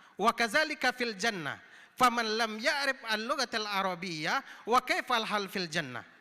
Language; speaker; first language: Arabic; non-native, fluent; Indonesian